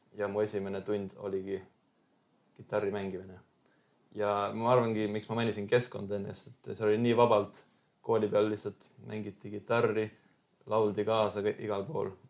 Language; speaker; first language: Estonian; native; Estonian